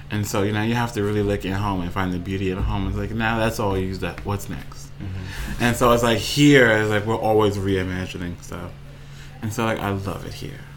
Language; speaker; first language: English; native; English